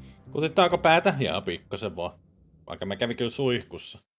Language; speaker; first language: Finnish; native; Finnish